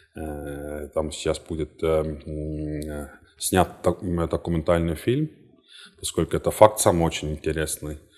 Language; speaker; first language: Russian; non-native, fluent; Estonian